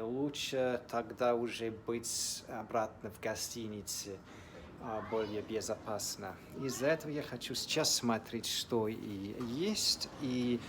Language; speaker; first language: Russian; non-native, fluent; English